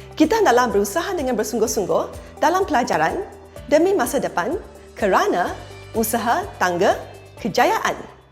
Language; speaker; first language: Malay; non-native, local second language; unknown